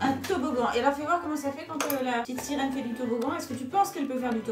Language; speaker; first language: French; native; French